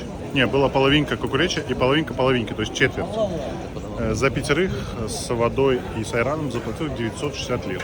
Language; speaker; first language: Russian; native; Russian